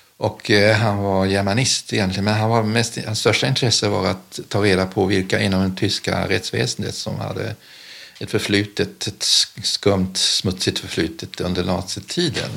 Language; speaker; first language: Swedish; early bilingual, other home language; German